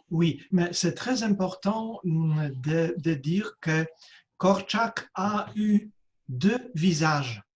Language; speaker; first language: French; non-native, fluent; Polish